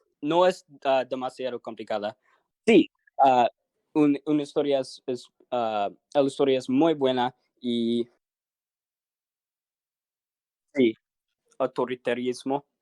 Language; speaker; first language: Spanish; non-native, learner; English